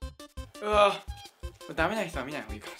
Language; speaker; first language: Japanese; native; Japanese